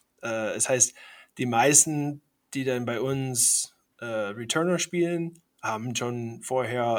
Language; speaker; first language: German; non-native, fluent; English